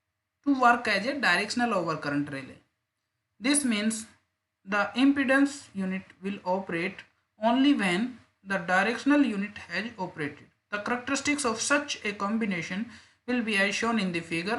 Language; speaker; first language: English; non-native, local second language; Hindi